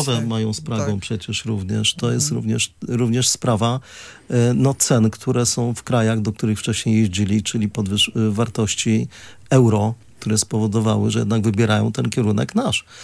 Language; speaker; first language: Polish; native; Polish